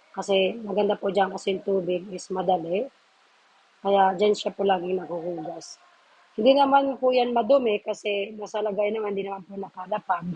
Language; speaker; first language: Filipino; non-native, local second language; Waray